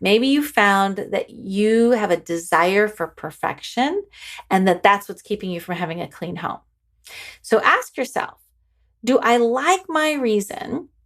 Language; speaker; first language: English; native; English